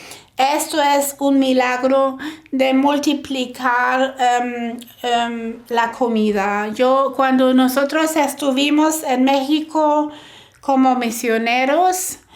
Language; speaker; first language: Spanish; non-native, fluent; German